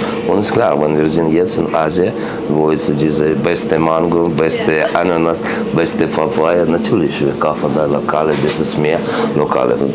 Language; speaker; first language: German; non-native, learner; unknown